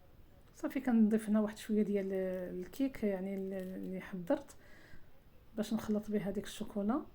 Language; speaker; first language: Arabic; native; Arabic